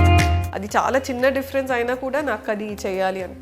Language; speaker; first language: Telugu; non-native, fluent; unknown